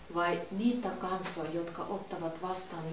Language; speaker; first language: Finnish; non-native, fluent; Russian